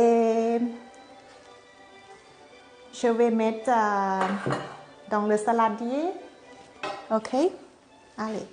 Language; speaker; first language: French; non-native, learner; Thai